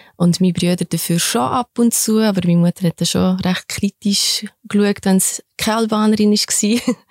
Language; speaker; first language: German; early bilingual, other home language; Albanian